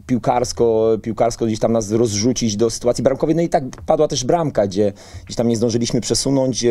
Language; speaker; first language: Polish; native; Polish